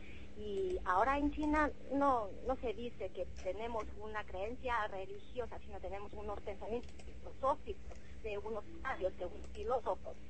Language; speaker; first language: Spanish; non-native, fluent; Chinese